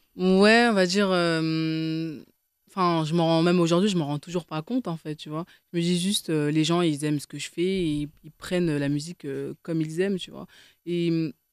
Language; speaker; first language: French; native; French